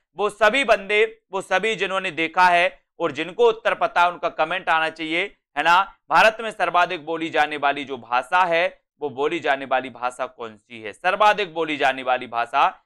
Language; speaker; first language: Hindi; native; Hindi